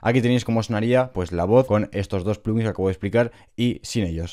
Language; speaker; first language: Spanish; native; Spanish